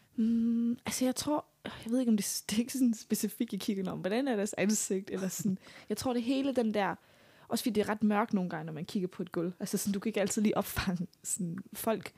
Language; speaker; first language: Danish; native; Danish